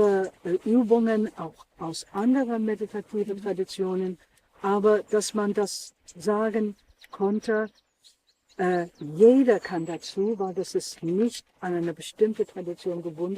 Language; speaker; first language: German; non-native, fluent; English